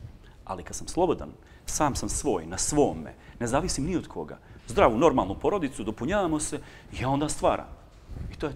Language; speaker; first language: Serbian; native; Serbian